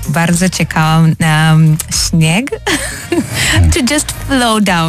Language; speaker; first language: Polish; non-native, learner; Swahili